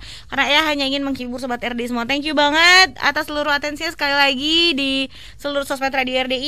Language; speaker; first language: Indonesian; native; Indonesian